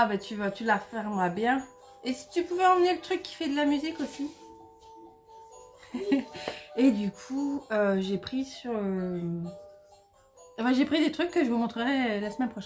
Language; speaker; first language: French; native; French